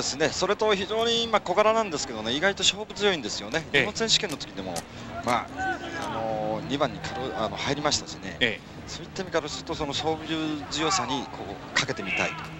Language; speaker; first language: Japanese; native; Japanese